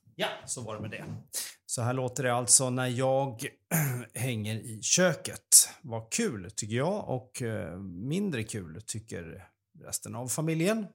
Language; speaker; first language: Swedish; native; Swedish